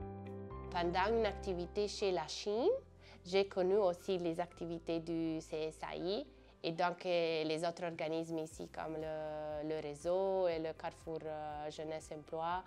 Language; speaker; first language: French; non-native, fluent; Italian